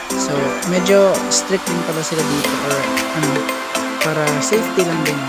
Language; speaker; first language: Filipino; non-native, local second language; Cebuano